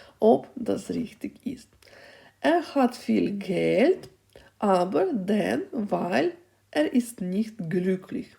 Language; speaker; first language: German; non-native, fluent; Ukrainian